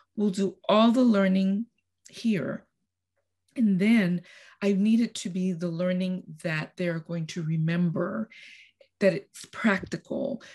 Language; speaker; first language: English; non-native, fluent; Spanish